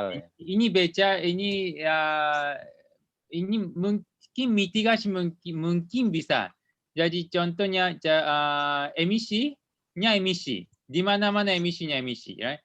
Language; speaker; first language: Indonesian; non-native, learner; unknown